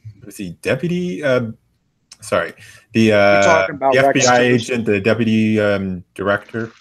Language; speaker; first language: English; native; English